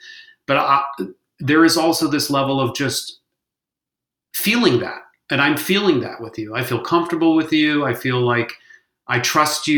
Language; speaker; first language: English; native; English